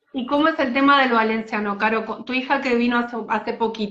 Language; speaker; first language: Spanish; native; Spanish